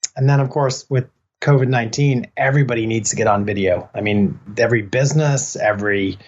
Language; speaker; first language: English; native; English